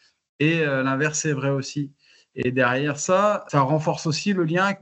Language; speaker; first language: French; native; French